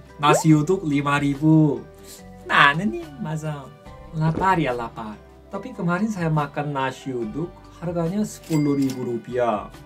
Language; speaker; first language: Indonesian; non-native, fluent; Korean